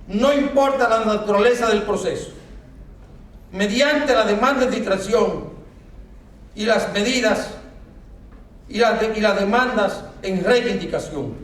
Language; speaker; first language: Spanish; native; Spanish